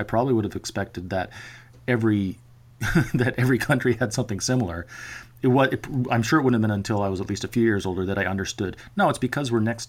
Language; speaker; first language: English; native; English